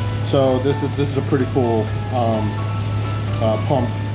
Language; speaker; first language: English; native; English